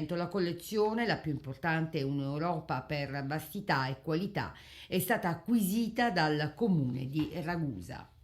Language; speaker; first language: Italian; native; Italian